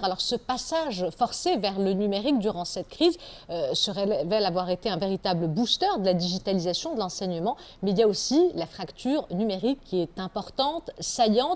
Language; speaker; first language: French; non-native, local second language; Arabic